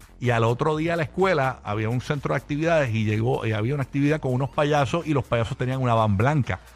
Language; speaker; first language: Spanish; native; Spanish